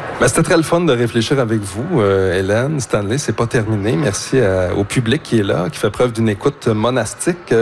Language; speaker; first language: French; native; French